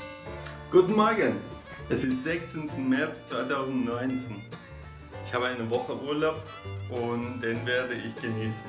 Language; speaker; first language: German; non-native, fluent; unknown